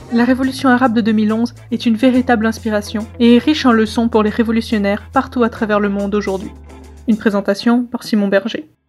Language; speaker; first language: French; native; French